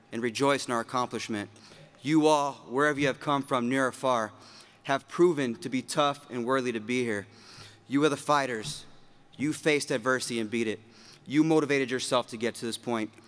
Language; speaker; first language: English; native; English